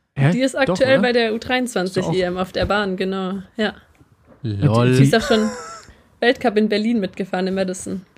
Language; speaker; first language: German; native; German